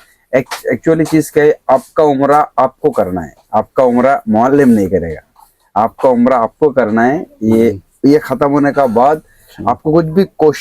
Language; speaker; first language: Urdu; non-native, learner; Bangla